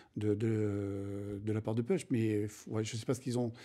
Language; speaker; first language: French; native; French